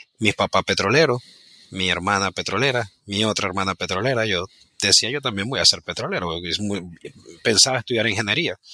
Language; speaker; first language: Spanish; native; Spanish